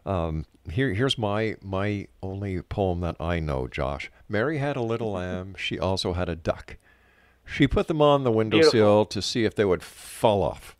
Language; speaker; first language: English; native; English